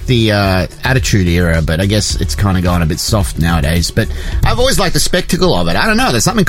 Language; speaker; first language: English; native; English